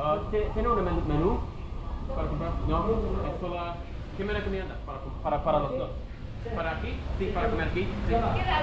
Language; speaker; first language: Spanish; non-native, learner; English